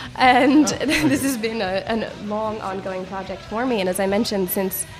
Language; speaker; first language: English; native; English